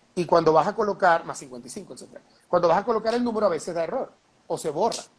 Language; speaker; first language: Spanish; native; Spanish